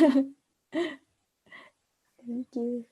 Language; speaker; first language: English; non-native, fluent; Japanese